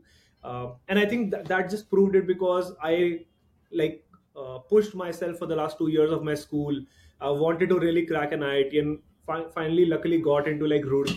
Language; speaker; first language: English; non-native, local second language; Hindi